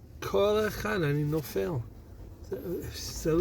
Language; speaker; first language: Hebrew; non-native, fluent; English